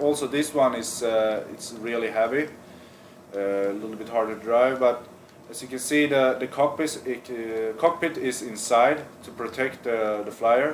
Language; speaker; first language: English; non-native, fluent; Swedish